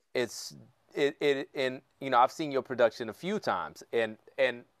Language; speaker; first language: English; native; English